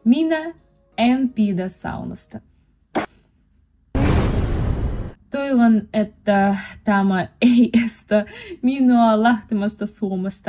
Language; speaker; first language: Finnish; non-native, learner; Russian